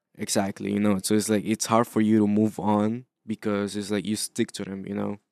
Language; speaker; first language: English; early bilingual, other home language; Spanish